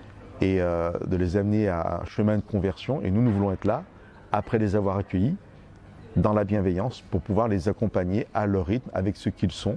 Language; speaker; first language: French; native; French